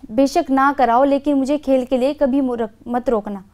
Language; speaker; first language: Hindi; native; Hindi